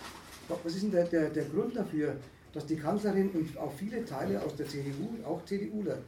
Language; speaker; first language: German; native; German